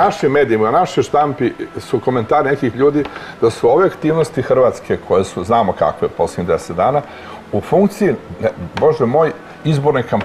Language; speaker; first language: Croatian; native; Croatian